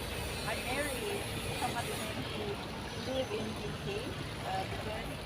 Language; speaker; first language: English; non-native, learner; Indonesian